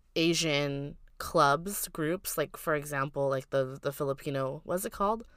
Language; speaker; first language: English; early bilingual, other home language; Filipino